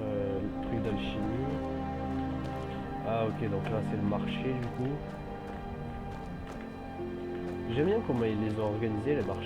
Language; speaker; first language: French; native; French